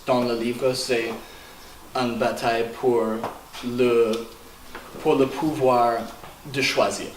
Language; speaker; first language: French; non-native, learner; English